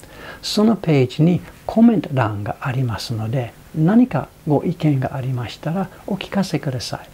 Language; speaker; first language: Japanese; non-native, fluent; English